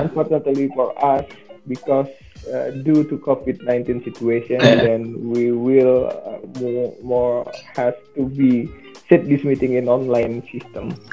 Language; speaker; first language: English; non-native, learner; Indonesian